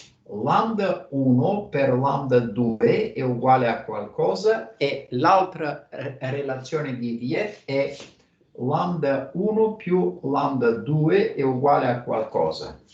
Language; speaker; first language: Italian; non-native, fluent; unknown